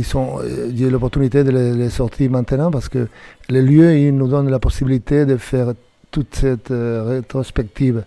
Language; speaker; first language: French; non-native, fluent; Spanish